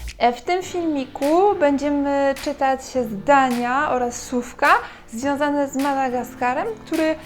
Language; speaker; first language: Polish; non-native, fluent; French